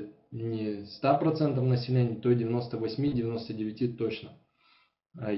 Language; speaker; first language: Russian; native; Russian